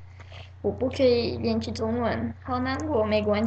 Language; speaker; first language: Chinese; non-native, learner; French